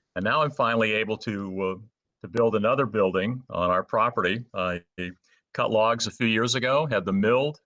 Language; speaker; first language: English; native; English